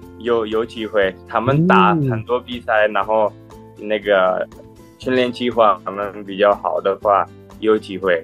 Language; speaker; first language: Chinese; non-native, fluent; Indonesian